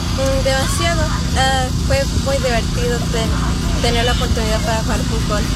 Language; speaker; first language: Spanish; early bilingual, other home language; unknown